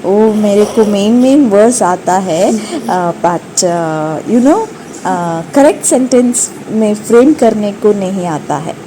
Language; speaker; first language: Hindi; non-native, local second language; Tulu